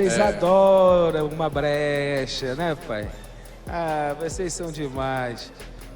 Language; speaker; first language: Portuguese; native; Portuguese